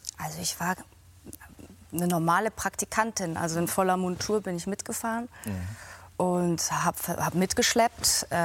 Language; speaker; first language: German; native; German